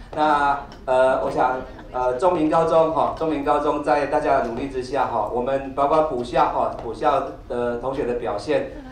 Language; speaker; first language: Chinese; native; Chinese